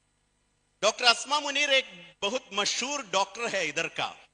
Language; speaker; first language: Hindi; non-native, fluent; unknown